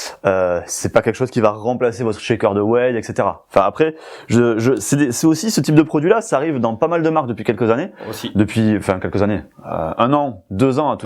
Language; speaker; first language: French; native; French